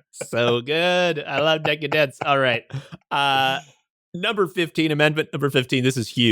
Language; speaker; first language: English; native; English